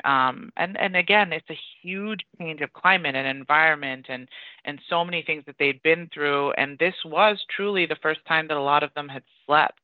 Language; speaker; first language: English; early bilingual, other home language; Persian